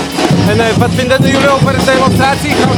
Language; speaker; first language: Dutch; non-native, learner; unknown